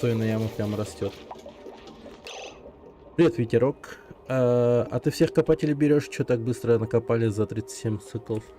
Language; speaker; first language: Russian; native; Russian